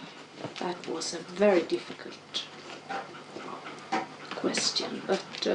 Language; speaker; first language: English; non-native, fluent; Swedish